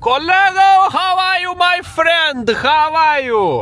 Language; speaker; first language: English; non-native, learner; Lithuanian